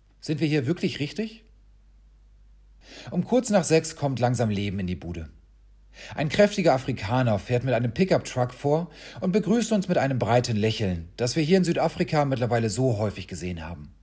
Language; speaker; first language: German; native; German